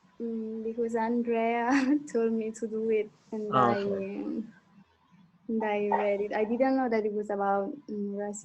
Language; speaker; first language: English; non-native, fluent; Italian